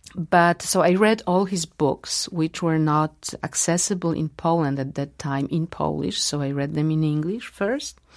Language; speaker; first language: English; non-native, fluent; Polish